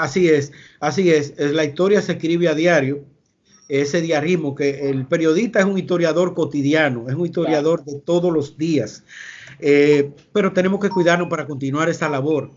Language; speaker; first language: Spanish; native; Spanish